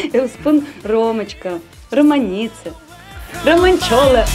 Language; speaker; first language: Romanian; non-native, local second language; Russian